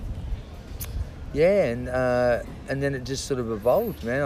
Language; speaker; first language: English; native; English